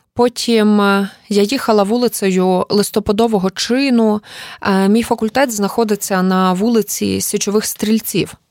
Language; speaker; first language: Ukrainian; native; Ukrainian